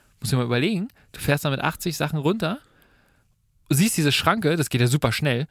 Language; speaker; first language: German; native; German